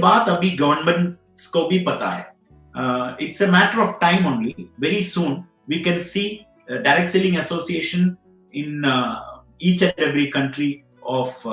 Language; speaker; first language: Hindi; non-native, local second language; Malayalam